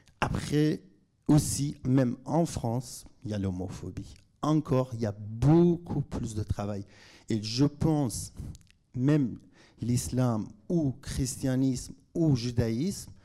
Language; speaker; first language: French; non-native, fluent; Kurdish